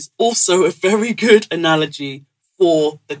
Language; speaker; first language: English; non-native, local second language; Yoruba